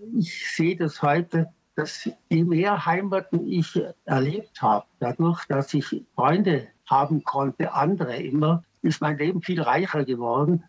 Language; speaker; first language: German; native; German